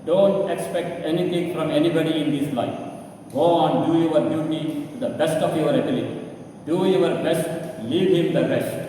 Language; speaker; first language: English; non-native, local second language; Kannada